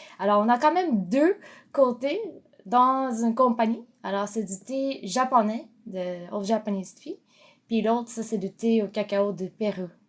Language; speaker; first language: French; non-native, fluent; Japanese